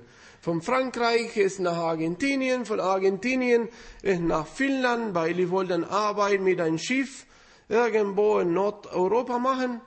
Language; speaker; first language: German; non-native, fluent; Spanish